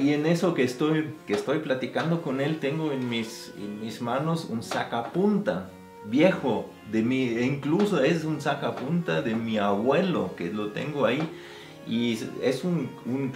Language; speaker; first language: Spanish; non-native, fluent; German